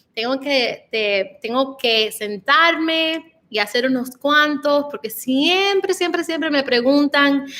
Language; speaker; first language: Spanish; early bilingual, heritage; Spanish